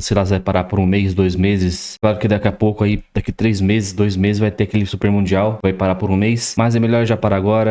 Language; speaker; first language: Portuguese; native; Portuguese